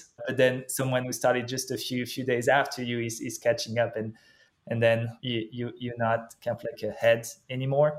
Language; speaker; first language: English; non-native, fluent; French